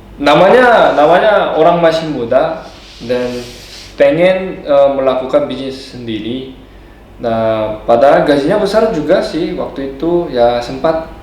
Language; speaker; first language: Indonesian; non-native, fluent; Korean